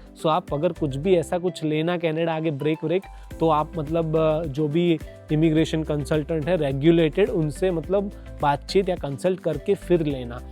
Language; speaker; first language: Hindi; non-native, local second language; Gujarati